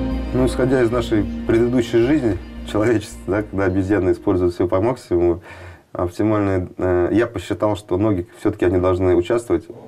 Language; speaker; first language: Russian; native; Russian